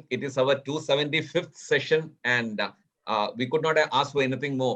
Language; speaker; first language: English; non-native, local second language; Malayalam